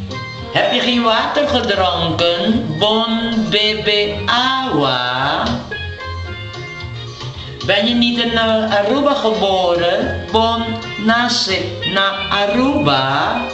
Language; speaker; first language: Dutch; non-native, local second language; Papiamento